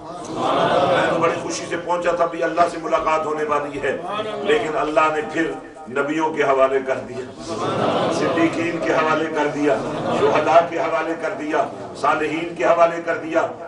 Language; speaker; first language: Urdu; native; Urdu